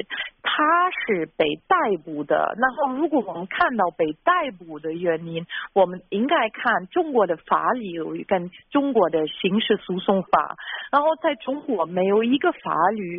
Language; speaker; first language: Chinese; non-native, fluent; German